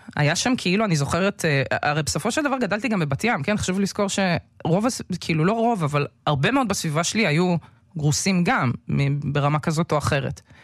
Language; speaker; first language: Hebrew; early bilingual, other home language; Russian